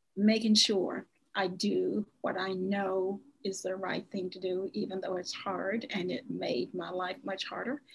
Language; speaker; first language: English; native; English